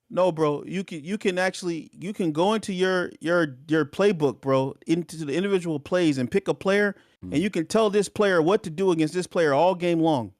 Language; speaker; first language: English; native; English